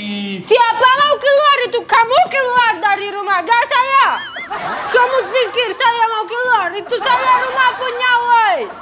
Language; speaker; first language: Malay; non-native, learner; Russian